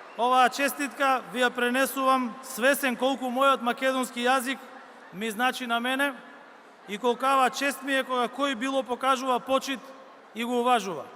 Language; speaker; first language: Macedonian; native; Macedonian